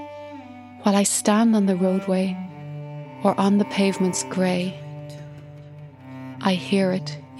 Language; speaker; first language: English; native; English